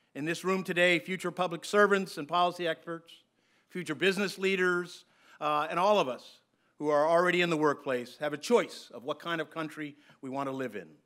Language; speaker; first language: English; native; English